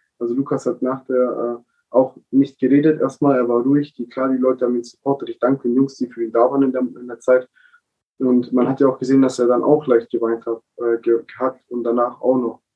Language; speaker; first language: German; early bilingual, other home language; Italian